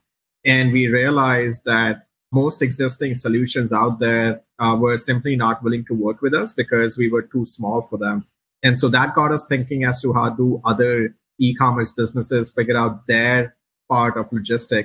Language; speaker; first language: English; non-native, local second language; Hindi